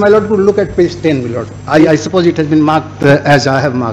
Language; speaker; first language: English; non-native, local second language; Hindi